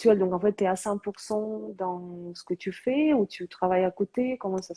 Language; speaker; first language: French; early bilingual, other home language; Korean